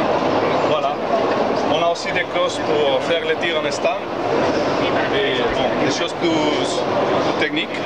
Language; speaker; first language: French; non-native, fluent; Spanish